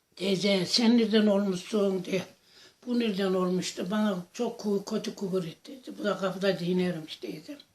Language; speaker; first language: Turkish; native; Turkish